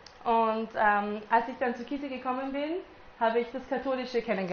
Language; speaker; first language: German; native; German